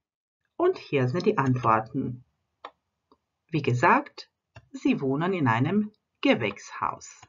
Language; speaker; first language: German; non-native, fluent; Croatian